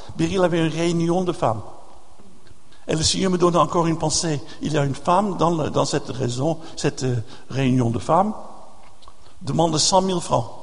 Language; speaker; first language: French; non-native, fluent; Dutch